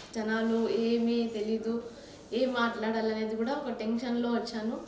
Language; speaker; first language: Telugu; non-native, local second language; Kannada